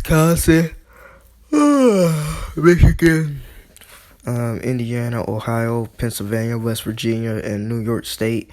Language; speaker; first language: English; native; English